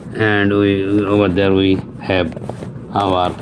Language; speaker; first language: English; non-native, local second language; Bangla